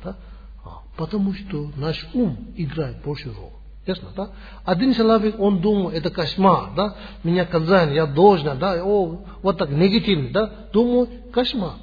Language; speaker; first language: Russian; non-native, learner; Tibetan